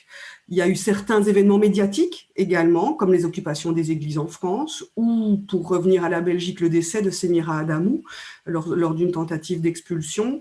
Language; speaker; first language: French; native; French